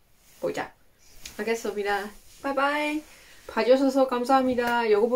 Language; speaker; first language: Korean; non-native, learner; Dutch